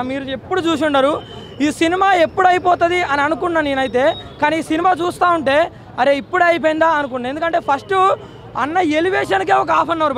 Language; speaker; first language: Telugu; native; Telugu